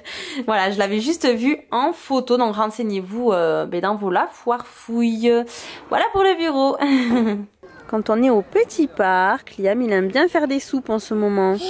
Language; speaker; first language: French; native; French